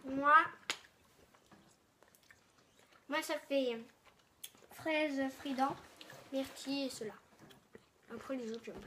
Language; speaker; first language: French; native; French